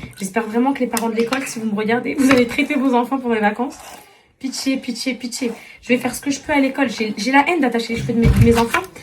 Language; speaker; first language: French; non-native, local second language; Arabic